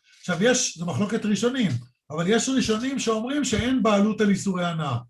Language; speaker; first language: Hebrew; native; Hebrew